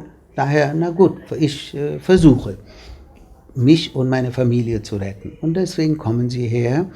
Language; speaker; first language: German; non-native, fluent; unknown